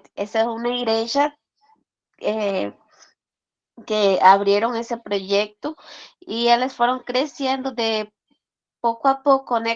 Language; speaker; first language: Portuguese; non-native, learner; Spanish